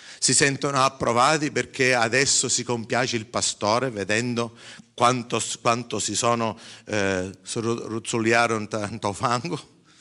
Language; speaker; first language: Italian; early bilingual, heritage; English